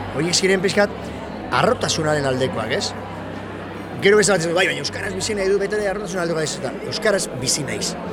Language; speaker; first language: Basque; non-native, local second language; Spanish